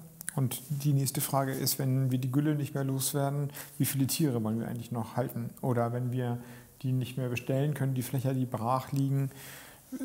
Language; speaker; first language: German; native; German